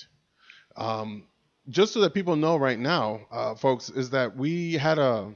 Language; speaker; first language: English; native; English